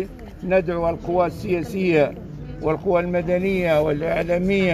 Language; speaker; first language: Arabic; native; Arabic